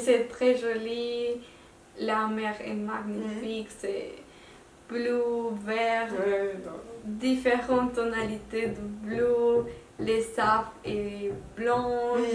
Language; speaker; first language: French; non-native, local second language; Spanish